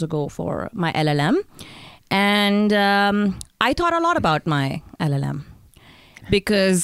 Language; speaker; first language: English; non-native, local second language; Urdu